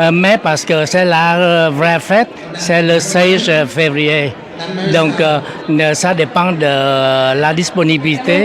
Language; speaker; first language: French; non-native, fluent; Vietnamese